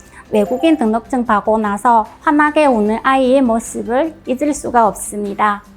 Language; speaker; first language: Korean; non-native, fluent; Chinese